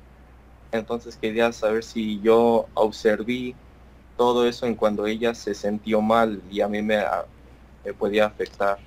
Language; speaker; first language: Spanish; early bilingual, heritage; Spanish